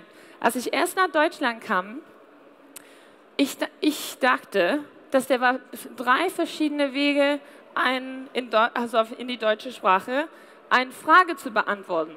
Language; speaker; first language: German; non-native, fluent; English